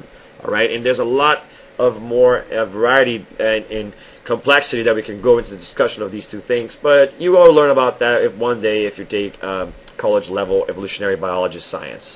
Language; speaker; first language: English; non-native, fluent; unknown